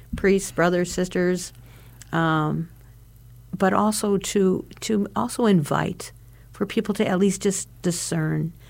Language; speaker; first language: English; native; English